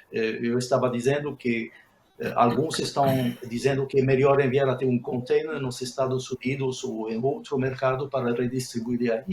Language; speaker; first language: Portuguese; non-native, fluent; Spanish